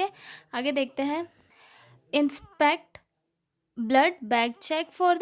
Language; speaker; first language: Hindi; native; Hindi